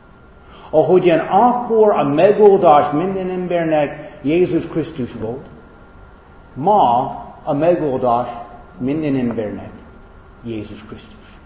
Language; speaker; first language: Hungarian; non-native, fluent; English